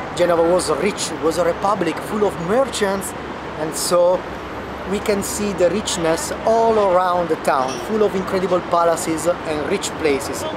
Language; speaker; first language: English; non-native, learner; Italian